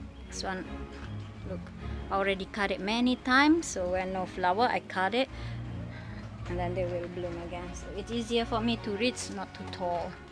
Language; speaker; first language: English; non-native, learner; Indonesian